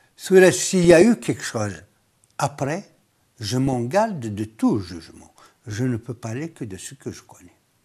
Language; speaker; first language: French; non-native, local second language; Kabyle